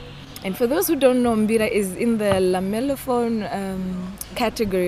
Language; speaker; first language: English; non-native, local second language; Shona